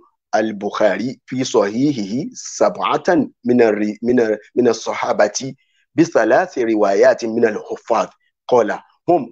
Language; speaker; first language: Arabic; non-native, fluent; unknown